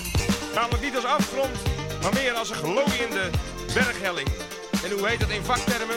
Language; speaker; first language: Dutch; native; Dutch